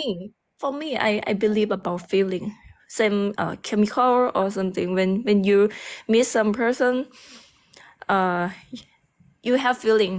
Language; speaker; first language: English; non-native, learner; Thai